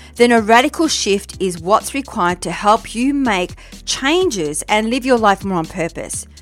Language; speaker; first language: English; early bilingual, other home language; French